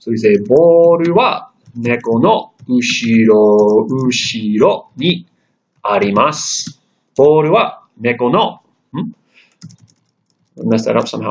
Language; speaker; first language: Japanese; non-native, fluent; English